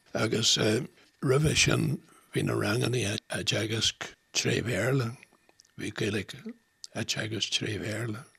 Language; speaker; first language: Irish; non-native, local second language; English